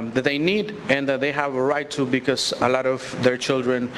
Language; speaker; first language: English; early bilingual, other home language; Spanish